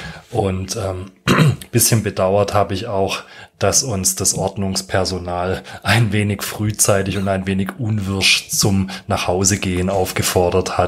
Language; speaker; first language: German; native; German